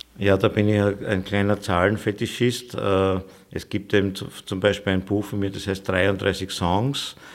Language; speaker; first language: German; native; German